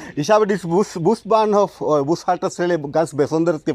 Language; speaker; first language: German; non-native, learner; Sinhala